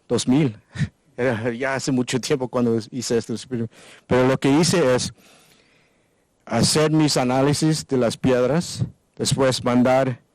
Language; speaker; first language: Spanish; non-native, learner; English